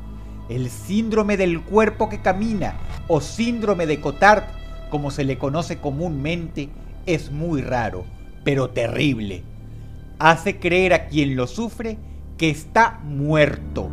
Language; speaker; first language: Spanish; native; Spanish